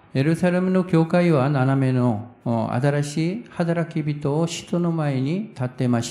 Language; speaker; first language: Japanese; non-native, fluent; Korean